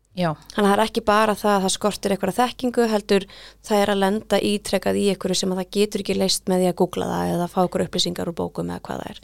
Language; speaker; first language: Icelandic; native; Icelandic